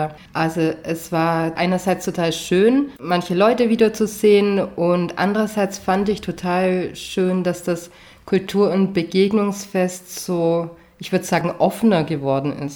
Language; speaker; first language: German; native; German